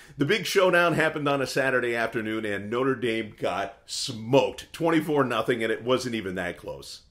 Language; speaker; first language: English; native; English